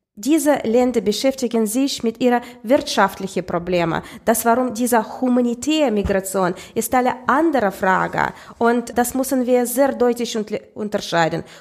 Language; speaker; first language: German; non-native, fluent; Russian